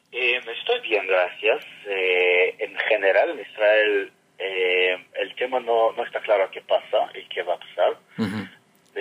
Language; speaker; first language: Spanish; non-native, fluent; Hebrew